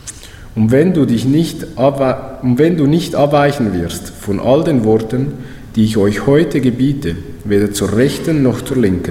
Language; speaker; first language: German; native; German